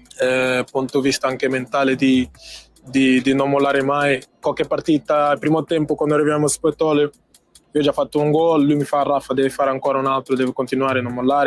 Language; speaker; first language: Italian; non-native, fluent; Portuguese